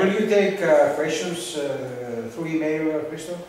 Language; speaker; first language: English; non-native, fluent; Greek